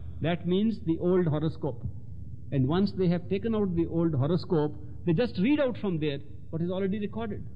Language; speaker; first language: English; non-native, local second language; Hindi